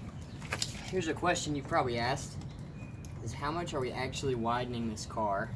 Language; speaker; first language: English; native; English